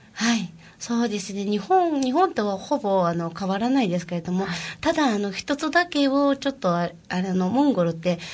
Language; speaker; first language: Japanese; non-native, fluent; Mongolian